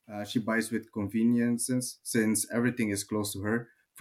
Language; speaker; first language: English; non-native, fluent; Dutch